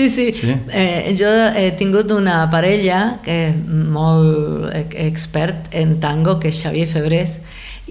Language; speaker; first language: Catalan; non-native, learner; Spanish